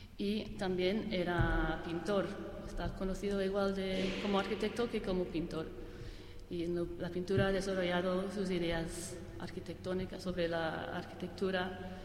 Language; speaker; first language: Spanish; non-native, fluent; English